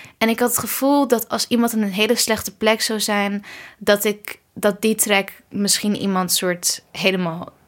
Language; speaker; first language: Dutch; early bilingual, other home language; Kurdish